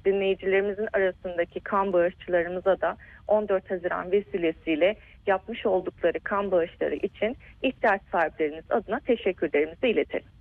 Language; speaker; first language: Turkish; native; Turkish